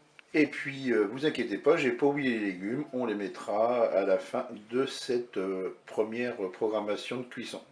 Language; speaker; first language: French; native; French